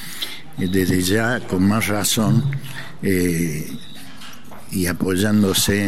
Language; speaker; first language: Spanish; native; Spanish